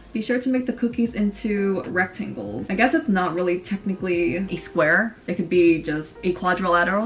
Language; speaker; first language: English; native; English